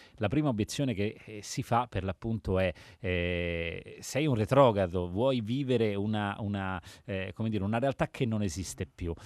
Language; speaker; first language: Italian; native; Italian